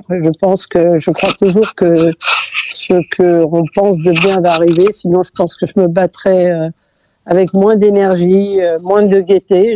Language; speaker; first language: French; early bilingual, other home language; Catalan